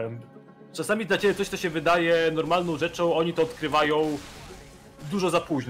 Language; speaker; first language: Polish; native; Polish